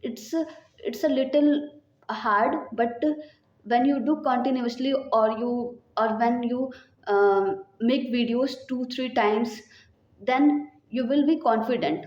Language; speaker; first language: English; non-native, learner; Hindi